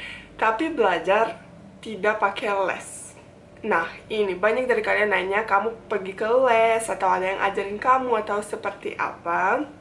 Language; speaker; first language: Indonesian; non-native, fluent; Bosnian